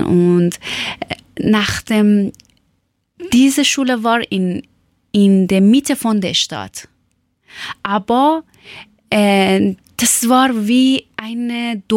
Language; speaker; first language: German; non-native, learner; Persian